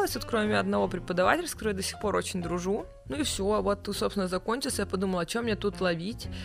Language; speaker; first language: Russian; native; Russian